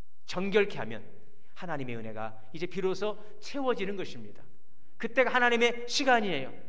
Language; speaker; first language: Korean; native; Korean